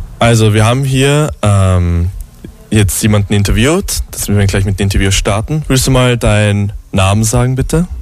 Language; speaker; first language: German; native; German